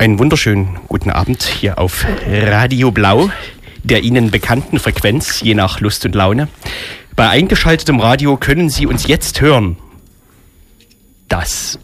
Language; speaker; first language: German; native; German